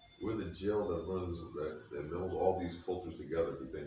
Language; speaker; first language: English; native; English